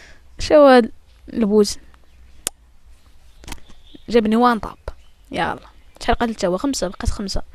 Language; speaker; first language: Arabic; native; Arabic